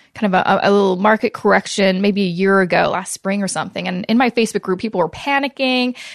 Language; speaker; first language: English; native; English